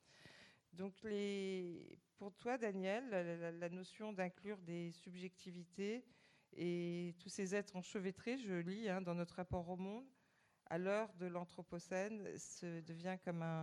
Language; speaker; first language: French; native; French